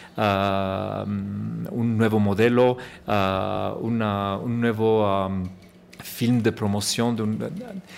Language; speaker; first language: Spanish; early bilingual, heritage; Spanish